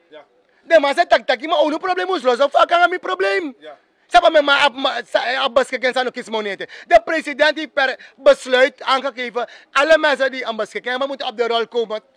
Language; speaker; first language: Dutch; native; Dutch